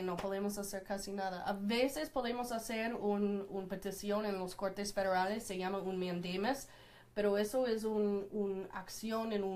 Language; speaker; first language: Spanish; non-native, fluent; English